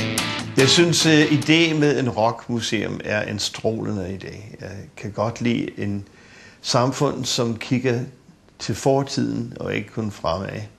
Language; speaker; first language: Danish; non-native, fluent; English